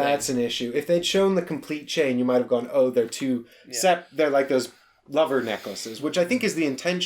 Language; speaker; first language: English; native; English